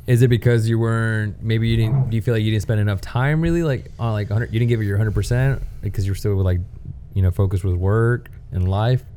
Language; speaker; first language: English; native; English